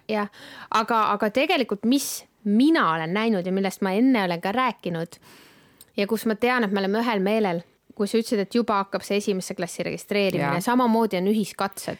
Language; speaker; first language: Estonian; native; Estonian